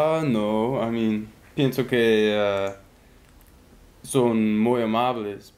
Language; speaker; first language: Spanish; non-native, learner; English